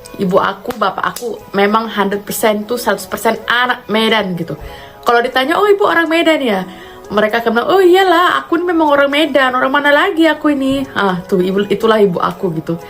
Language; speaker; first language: Indonesian; native; Indonesian